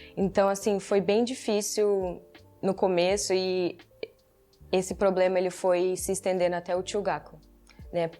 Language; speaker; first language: Portuguese; early bilingual, heritage; Portuguese